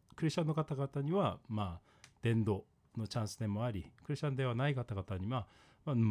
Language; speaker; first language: Japanese; non-native, fluent; Korean